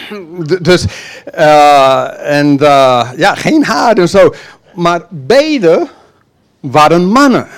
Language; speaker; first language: Dutch; non-native, fluent; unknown